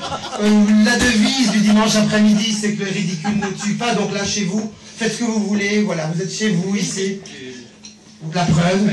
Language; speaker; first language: French; native; French